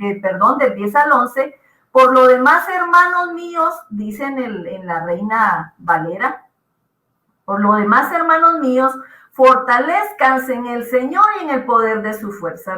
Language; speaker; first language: Spanish; native; Spanish